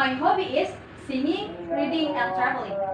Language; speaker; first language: English; non-native, learner; Indonesian